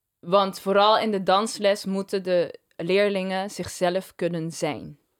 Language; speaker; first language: Dutch; non-native, local second language; Papiamento